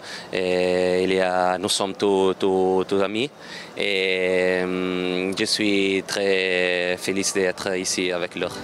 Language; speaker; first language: French; non-native, local second language; Arabic